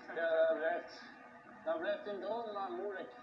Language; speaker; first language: Dutch; non-native, local second language; French